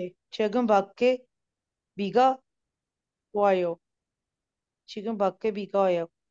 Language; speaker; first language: Korean; non-native, learner; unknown